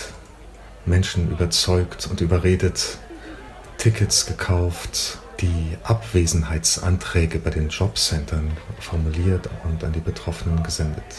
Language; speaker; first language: German; native; German